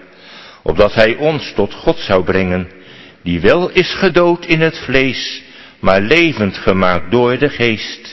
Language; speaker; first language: Dutch; native; Dutch